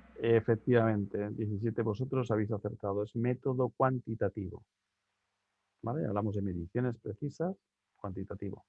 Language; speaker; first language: Spanish; native; Spanish